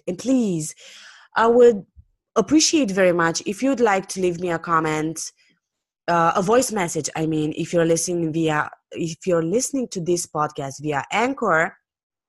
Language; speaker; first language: English; non-native, fluent; Romanian